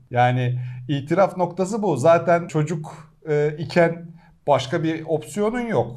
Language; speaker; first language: Turkish; native; Turkish